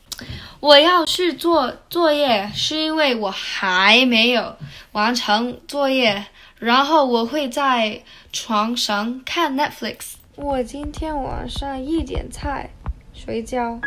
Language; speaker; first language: Chinese; non-native, learner; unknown